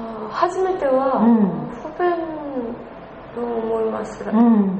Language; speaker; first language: Japanese; non-native, learner; Korean